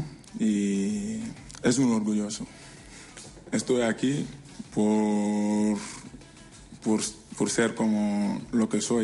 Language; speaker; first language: Spanish; non-native, learner; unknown